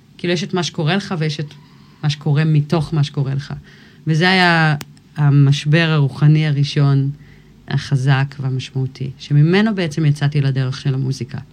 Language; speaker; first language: Hebrew; early bilingual, other home language; English